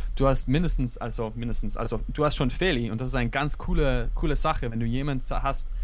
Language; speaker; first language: German; non-native, fluent; English